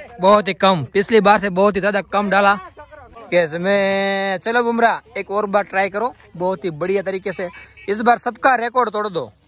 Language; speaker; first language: Hindi; non-native, local second language; Gujarati